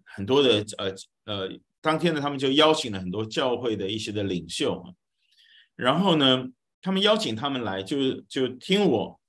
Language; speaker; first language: Chinese; native; Chinese